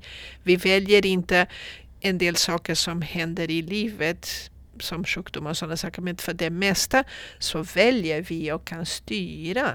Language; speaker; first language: Swedish; non-native, fluent; Portuguese